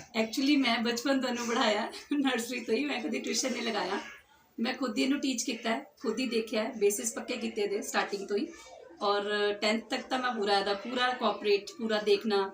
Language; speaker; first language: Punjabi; non-native, local second language; Hindi